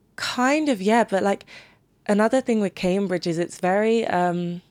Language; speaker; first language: English; native; English